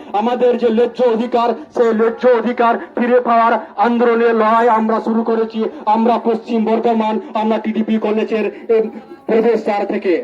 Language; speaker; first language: Bangla; non-native, local second language; Santali